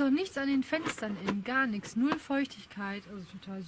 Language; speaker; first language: German; native; German